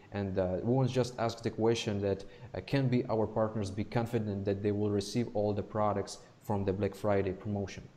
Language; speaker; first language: English; non-native, fluent; Russian